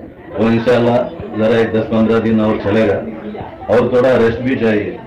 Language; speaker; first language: Hindi; non-native, local second language; Malayalam